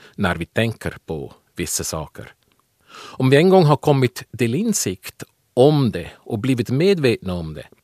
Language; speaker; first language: Swedish; non-native, fluent; Swiss German